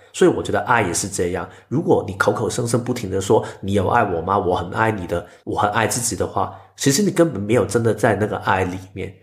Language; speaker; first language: Chinese; non-native, local second language; Cantonese